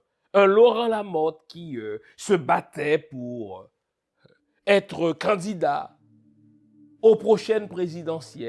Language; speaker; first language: French; non-native, local second language; Haitian Creole